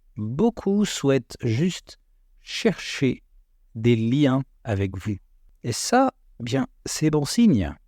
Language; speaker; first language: French; native; French